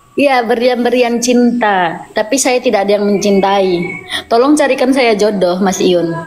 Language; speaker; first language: Indonesian; native; Indonesian